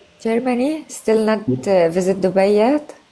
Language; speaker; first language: English; non-native, fluent; Arabic